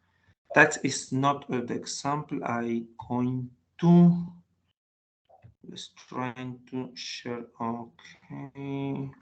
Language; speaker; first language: English; non-native, learner; Spanish